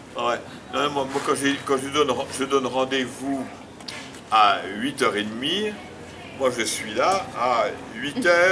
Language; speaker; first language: French; native; French